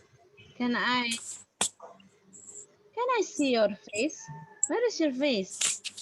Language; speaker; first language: English; non-native, fluent; Indonesian